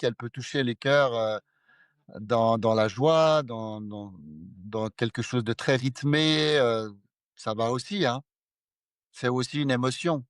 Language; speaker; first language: French; non-native, fluent; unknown